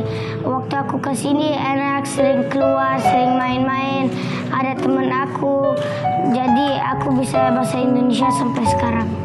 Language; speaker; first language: Indonesian; early bilingual, other home language; Persian